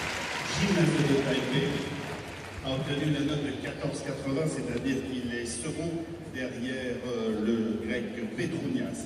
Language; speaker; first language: French; native; French